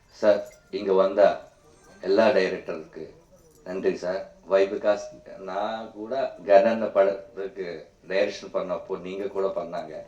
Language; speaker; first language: Tamil; non-native, learner; Telugu